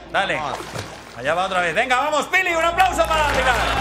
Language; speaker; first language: Spanish; native; Spanish